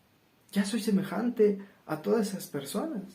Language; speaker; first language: Spanish; native; Spanish